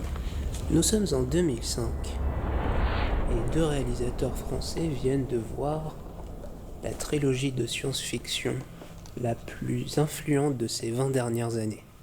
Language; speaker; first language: French; native; French